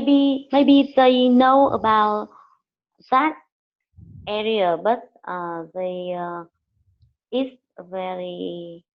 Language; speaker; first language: English; non-native, learner; Vietnamese